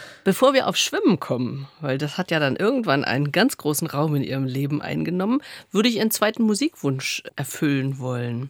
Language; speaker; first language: German; native; German